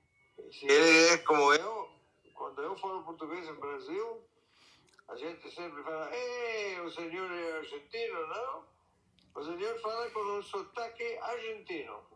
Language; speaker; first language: Portuguese; non-native, fluent; English